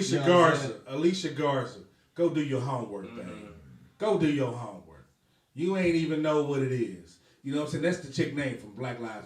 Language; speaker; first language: English; native; English